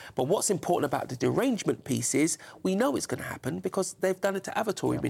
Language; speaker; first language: English; native; English